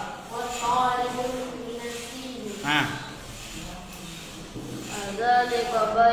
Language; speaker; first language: Arabic; non-native, learner; Indonesian